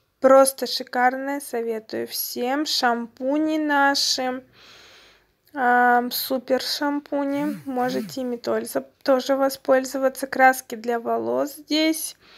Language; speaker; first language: Russian; non-native, local second language; Armenian